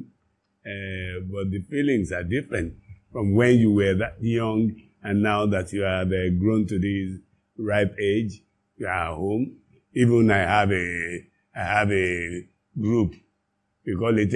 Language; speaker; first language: English; non-native, local second language; Yoruba